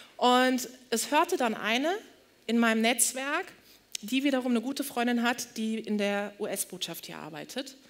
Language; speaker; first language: German; early bilingual, other home language; Turkish